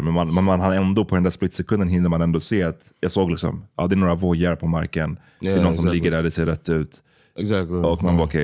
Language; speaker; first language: Swedish; native; Swedish